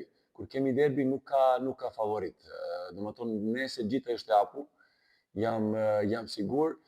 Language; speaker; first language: Albanian; non-native, learner; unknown